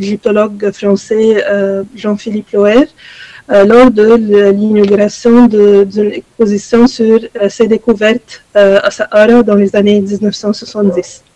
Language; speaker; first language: French; non-native, fluent; Arabic